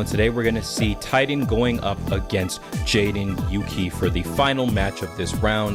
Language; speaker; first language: English; native; English